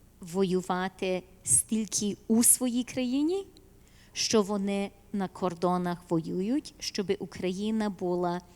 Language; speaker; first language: Ukrainian; early bilingual, heritage; Ukrainian